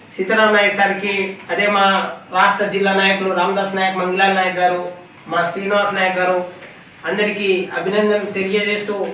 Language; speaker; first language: Telugu; non-native, local second language; Lambadi